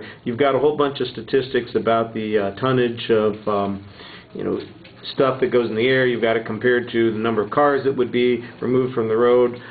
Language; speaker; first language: English; native; English